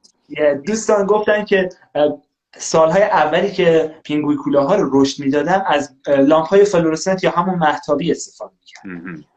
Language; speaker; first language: Persian; native; Persian